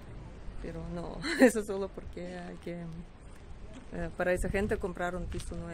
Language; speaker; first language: Spanish; non-native, learner; Russian